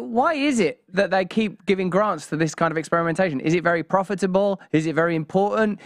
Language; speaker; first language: English; native; English